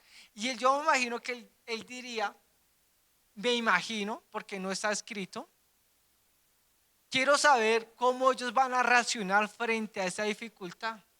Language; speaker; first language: Spanish; native; Spanish